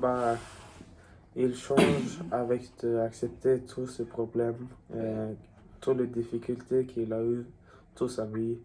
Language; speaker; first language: French; non-native, learner; Swedish